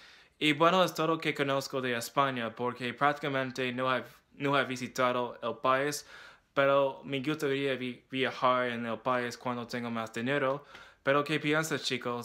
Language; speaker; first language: Spanish; non-native, learner; English